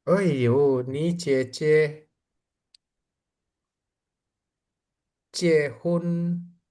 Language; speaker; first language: Chinese; non-native, learner; Indonesian